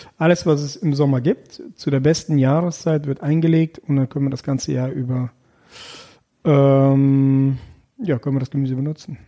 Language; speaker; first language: German; early bilingual, other home language; Russian